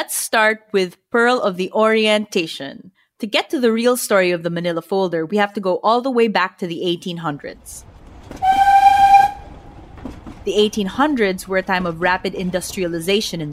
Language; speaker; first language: English; non-native, local second language; Filipino